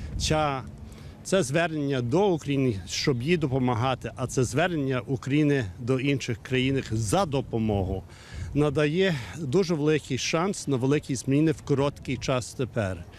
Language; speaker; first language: Ukrainian; non-native, fluent; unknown